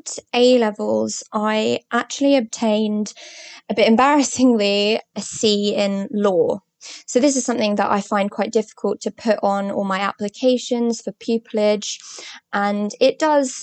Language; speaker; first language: English; native; English